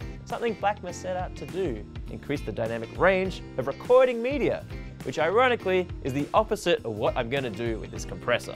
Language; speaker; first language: English; native; English